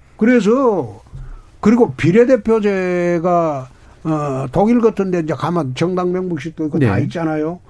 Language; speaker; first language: Korean; native; Korean